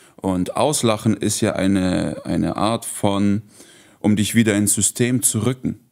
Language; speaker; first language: German; early bilingual, heritage; Russian